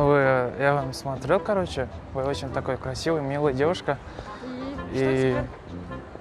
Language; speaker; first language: Russian; non-native, local second language; Kazakh